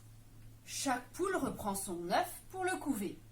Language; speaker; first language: French; native; French